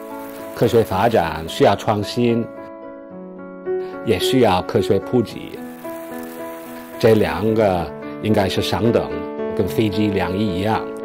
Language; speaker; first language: Chinese; non-native, fluent; English